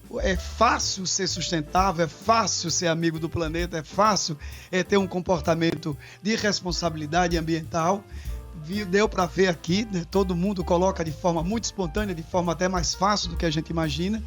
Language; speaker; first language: Portuguese; native; Portuguese